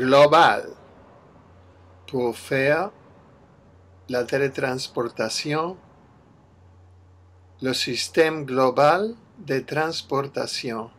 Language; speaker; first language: French; non-native, learner; English